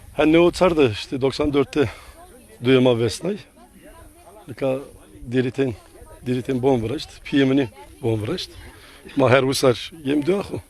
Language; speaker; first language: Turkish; non-native, local second language; Zaza